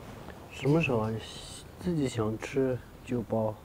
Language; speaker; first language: Chinese; non-native, local second language; Tibetan